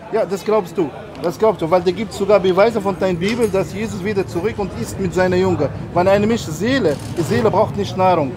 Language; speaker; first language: German; non-native, learner; Arabic